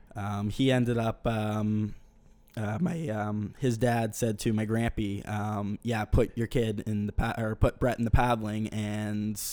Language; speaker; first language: English; native; English